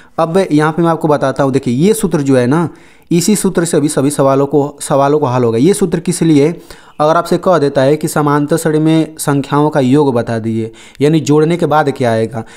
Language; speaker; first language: Hindi; native; Hindi